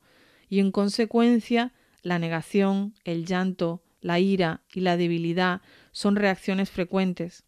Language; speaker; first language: Spanish; native; Spanish